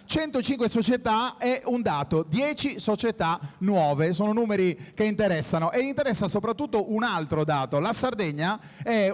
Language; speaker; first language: Italian; native; Italian